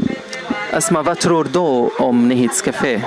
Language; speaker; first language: Swedish; non-native, learner; Arabic